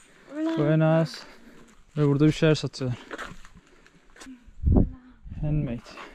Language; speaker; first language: Turkish; native; Turkish